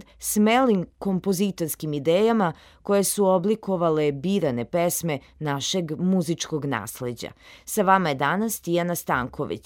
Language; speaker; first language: Serbian; native; Serbian